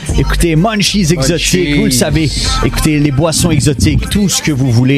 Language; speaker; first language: French; native; French